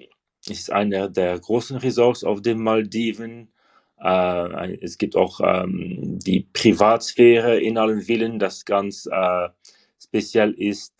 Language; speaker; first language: German; non-native, learner; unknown